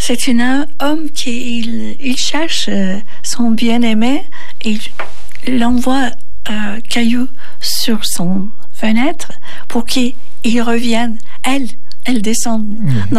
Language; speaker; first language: French; non-native, learner; Turkish